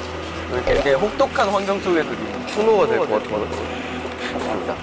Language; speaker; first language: Korean; native; Korean